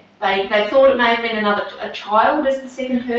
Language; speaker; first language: English; native; English